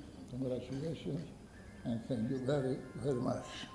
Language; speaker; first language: English; non-native, fluent; Greek